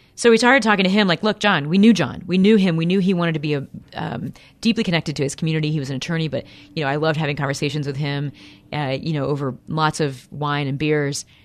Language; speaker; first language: English; native; English